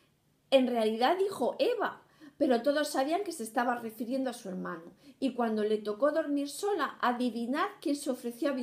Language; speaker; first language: Spanish; native; Spanish